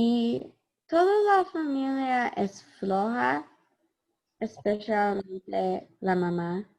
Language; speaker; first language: Spanish; non-native, learner; English